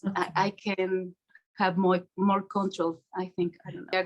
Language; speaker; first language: English; non-native, learner; Spanish